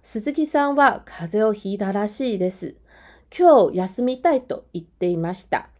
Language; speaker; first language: Japanese; non-native, fluent; Chinese